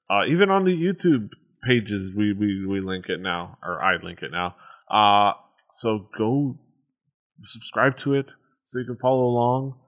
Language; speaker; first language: English; native; English